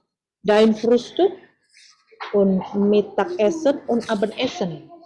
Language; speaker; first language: German; non-native, fluent; Indonesian